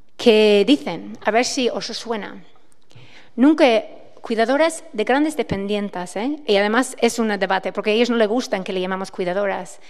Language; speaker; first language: Spanish; non-native, fluent; English